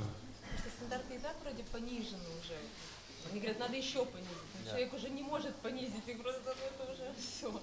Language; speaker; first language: Russian; native; Russian